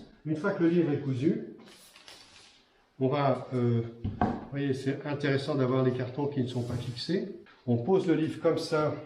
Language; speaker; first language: French; native; French